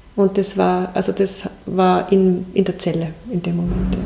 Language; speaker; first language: German; native; German